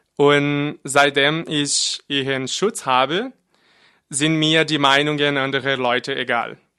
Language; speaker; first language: German; non-native, fluent; Portuguese